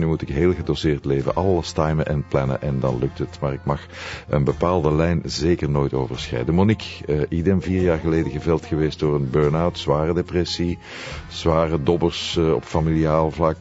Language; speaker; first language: Dutch; native; Dutch